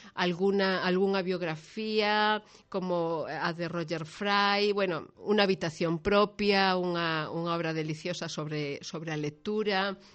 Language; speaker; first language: Spanish; non-native, local second language; Galician